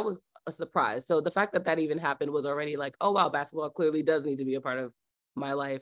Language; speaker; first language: English; native; English